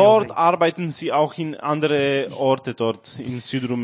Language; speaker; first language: German; non-native, learner; Romanian